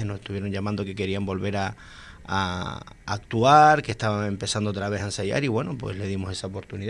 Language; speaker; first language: Spanish; native; Spanish